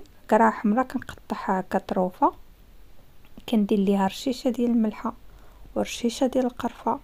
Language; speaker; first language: Arabic; native; Arabic